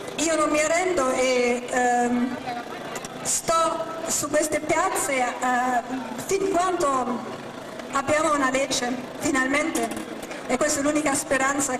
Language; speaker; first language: Italian; non-native, fluent; German